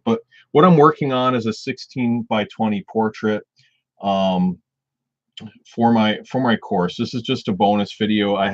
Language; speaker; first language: English; native; English